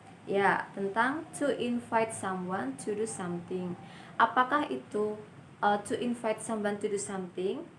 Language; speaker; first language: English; non-native, learner; Indonesian